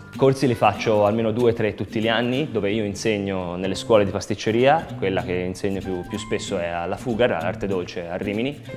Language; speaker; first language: Italian; native; Italian